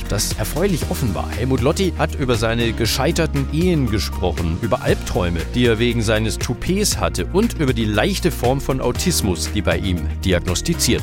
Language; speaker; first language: German; native; German